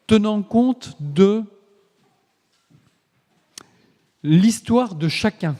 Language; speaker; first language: French; native; French